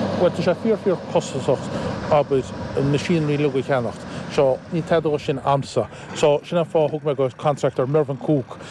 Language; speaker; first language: Irish; native; Irish